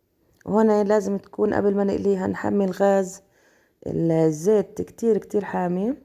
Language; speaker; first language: Arabic; native; Arabic